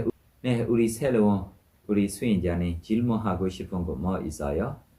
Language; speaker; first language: Korean; non-native, fluent; Burmese